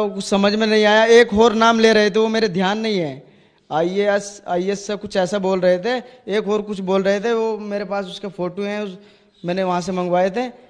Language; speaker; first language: Hindi; native; Hindi